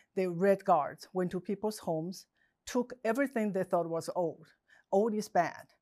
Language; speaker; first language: English; non-native, fluent; Chinese